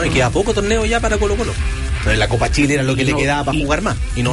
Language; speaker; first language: Spanish; native; Spanish